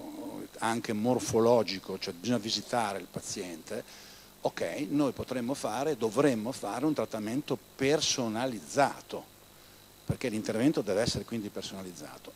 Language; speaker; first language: Italian; native; Italian